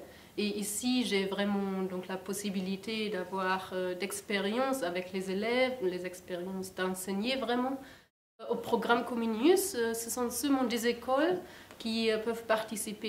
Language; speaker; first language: French; non-native, fluent; German